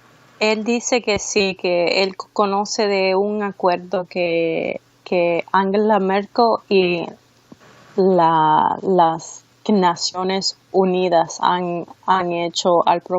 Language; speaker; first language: Spanish; early bilingual, heritage; Spanish